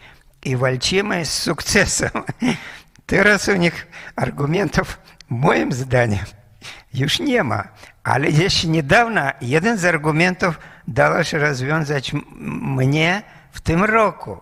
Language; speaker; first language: Polish; non-native, fluent; Russian